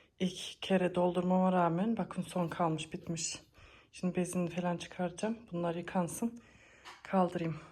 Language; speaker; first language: Turkish; early bilingual, heritage; Turkish